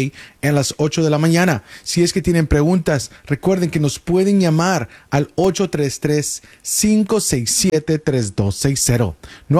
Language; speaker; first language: Spanish; early bilingual, heritage; Spanish